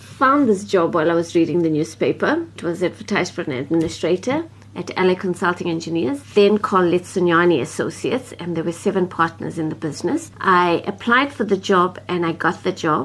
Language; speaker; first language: English; native; English